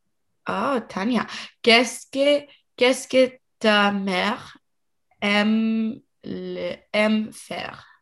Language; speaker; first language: French; non-native, learner; English